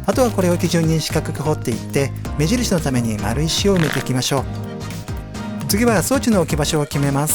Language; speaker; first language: Japanese; native; Japanese